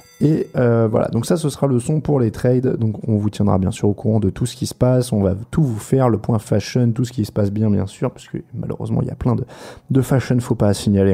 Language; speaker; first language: French; native; French